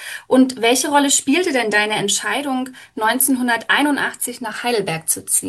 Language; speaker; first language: German; native; German